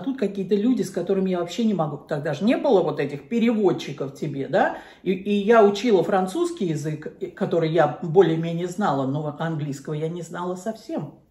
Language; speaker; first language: Russian; native; Russian